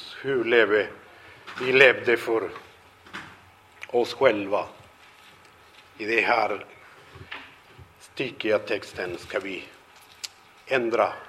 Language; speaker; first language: Swedish; non-native, fluent; Spanish